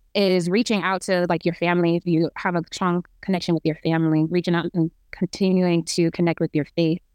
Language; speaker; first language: English; native; English